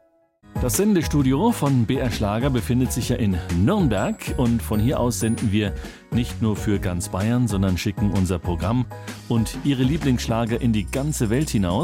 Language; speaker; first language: German; native; German